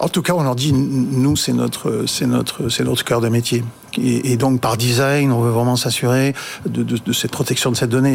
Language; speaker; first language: French; native; French